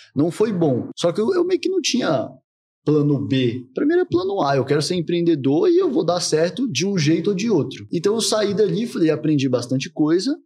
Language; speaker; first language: Portuguese; native; Portuguese